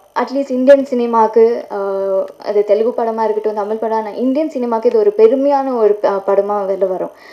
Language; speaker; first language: Tamil; non-native, fluent; Telugu